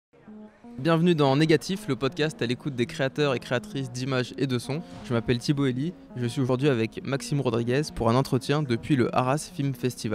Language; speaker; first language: French; native; French